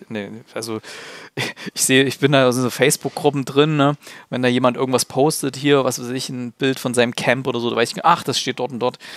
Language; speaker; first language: German; native; German